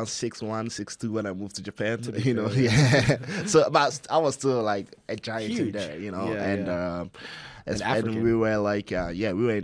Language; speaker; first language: English; non-native, local second language; Hausa